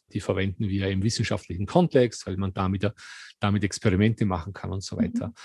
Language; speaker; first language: German; native; German